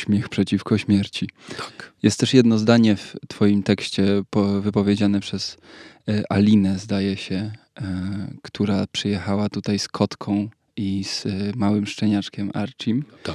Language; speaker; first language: Polish; native; Polish